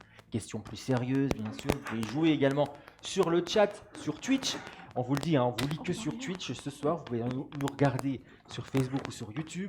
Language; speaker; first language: French; native; French